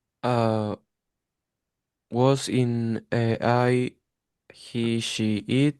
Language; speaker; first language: English; non-native, learner; Spanish